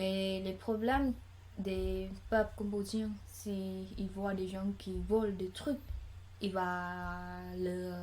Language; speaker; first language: French; non-native, learner; Khmer